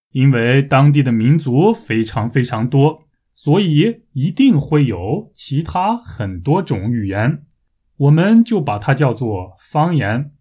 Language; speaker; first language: Chinese; native; Chinese